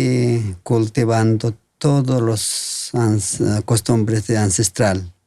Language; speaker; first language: Spanish; non-native, local second language; Quechua